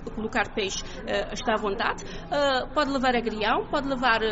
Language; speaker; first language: Portuguese; non-native, local second language; Kabuverdianu